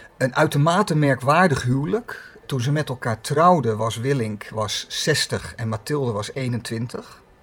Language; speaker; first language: Dutch; native; Dutch